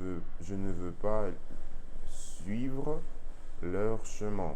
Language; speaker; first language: French; non-native, learner; Russian